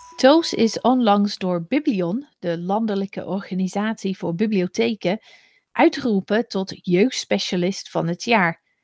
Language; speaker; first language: Dutch; non-native, fluent; English